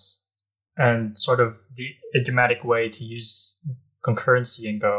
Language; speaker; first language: English; non-native, local second language; Filipino